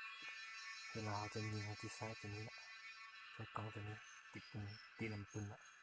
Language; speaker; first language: Thai; non-native, local second language; Hmong